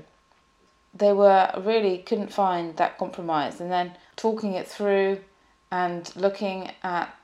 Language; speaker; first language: English; native; English